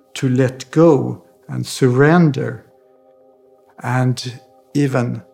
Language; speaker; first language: English; non-native, fluent; Swedish